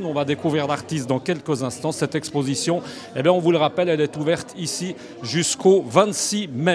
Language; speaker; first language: French; native; French